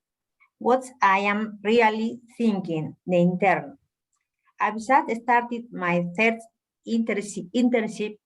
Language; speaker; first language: English; non-native, learner; Spanish